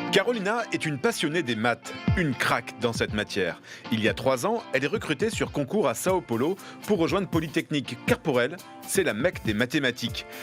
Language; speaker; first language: French; native; French